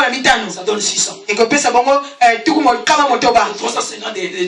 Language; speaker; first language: French; non-native, local second language; Lingala